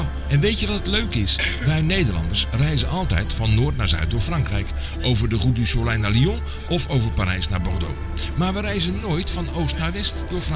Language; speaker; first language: Dutch; native; Dutch